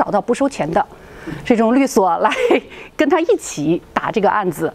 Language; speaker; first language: Chinese; native; Chinese